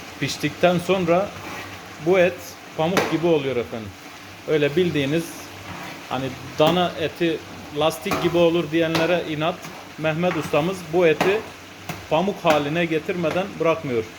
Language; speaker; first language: Turkish; native; Turkish